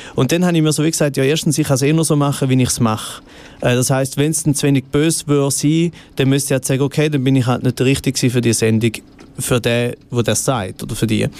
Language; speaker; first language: German; native; German